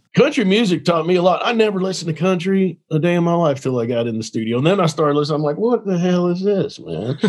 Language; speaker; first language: English; native; English